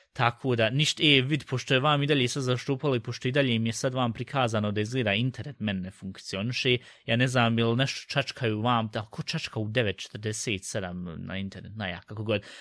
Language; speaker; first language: Bosnian; early bilingual, heritage; Bosnian